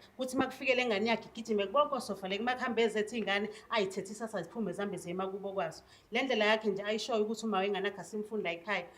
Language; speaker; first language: Zulu; native; Zulu